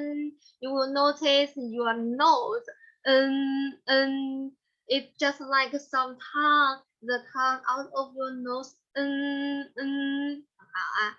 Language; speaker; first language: English; non-native, learner; Chinese